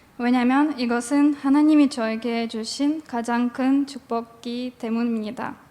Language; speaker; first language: Korean; non-native, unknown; Russian